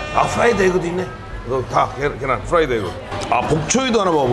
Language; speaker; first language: Korean; native; Korean